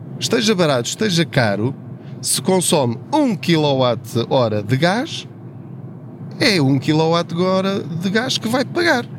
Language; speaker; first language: Portuguese; native; Portuguese